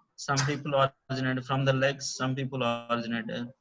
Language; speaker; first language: English; non-native, local second language; Telugu